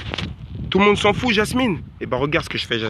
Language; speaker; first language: French; native; French